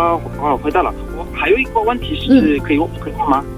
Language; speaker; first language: Chinese; non-native, local second language; Korean